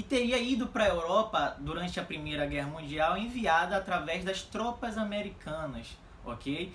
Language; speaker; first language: Portuguese; native; Portuguese